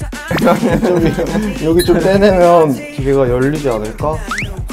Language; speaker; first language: Korean; native; Korean